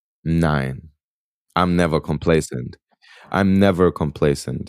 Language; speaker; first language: English; early bilingual, other home language; German